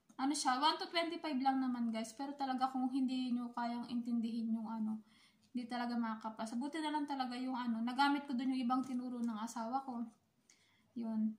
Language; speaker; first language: Filipino; native; Filipino